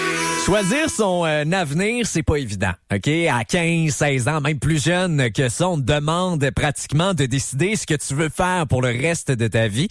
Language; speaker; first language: French; native; French